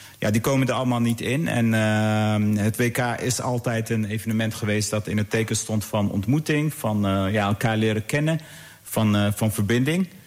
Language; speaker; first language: Dutch; early bilingual, other home language; Arabic